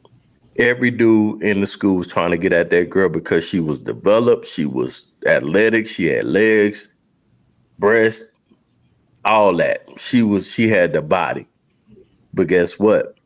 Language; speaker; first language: English; native; English